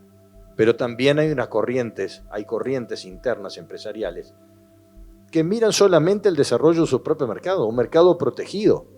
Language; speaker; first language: Spanish; native; Spanish